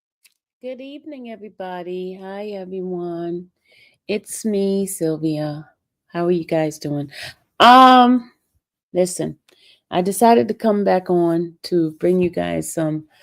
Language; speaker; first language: English; native; English